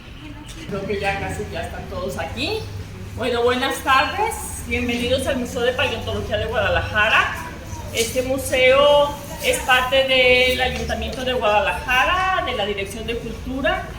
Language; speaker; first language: Spanish; native; Spanish